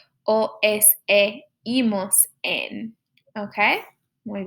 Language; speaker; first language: Spanish; non-native, fluent; English